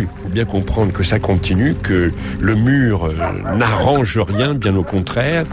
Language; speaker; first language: French; native; French